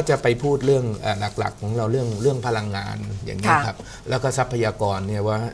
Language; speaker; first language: Thai; native; Thai